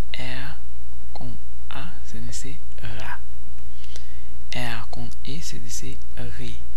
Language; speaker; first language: Spanish; non-native, fluent; Haitian Creole